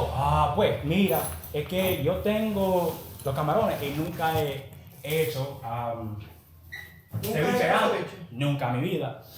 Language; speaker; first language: Spanish; non-native, learner; English